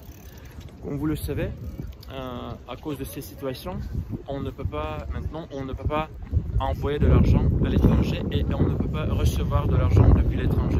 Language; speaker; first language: French; non-native, fluent; Russian